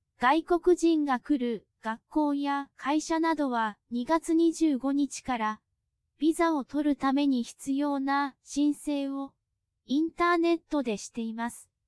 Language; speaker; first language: Japanese; non-native, fluent; Cantonese